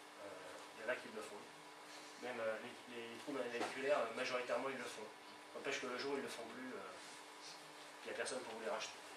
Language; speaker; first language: French; native; French